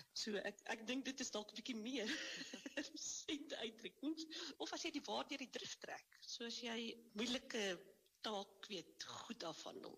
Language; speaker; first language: Afrikaans; native; Afrikaans